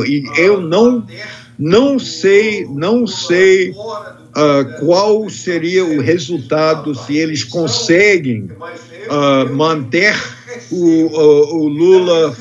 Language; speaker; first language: Portuguese; non-native, fluent; English